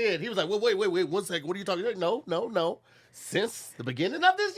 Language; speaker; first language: English; native; English